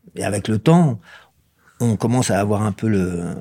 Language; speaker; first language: French; native; French